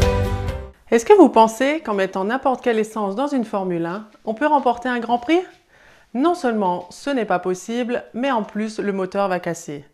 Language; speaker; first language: French; native; French